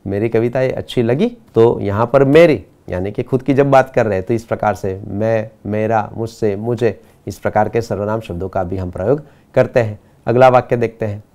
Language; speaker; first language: Hindi; non-native, local second language; Gujarati